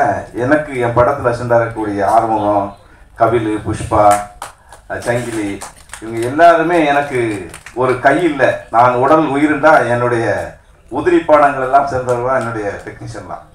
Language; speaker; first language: Tamil; native; Tamil